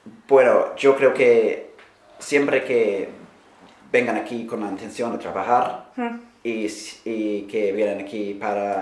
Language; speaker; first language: Spanish; non-native, fluent; English